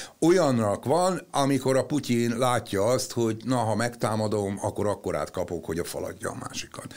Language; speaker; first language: Hungarian; native; Hungarian